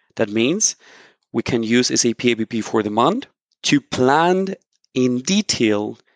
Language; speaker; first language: English; non-native, fluent; Spanish